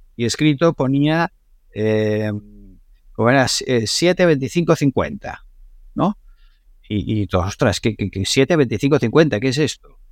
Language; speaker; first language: Spanish; non-native, local second language; Catalan